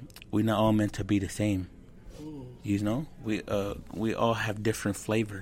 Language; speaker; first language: English; early bilingual, other home language; Spanish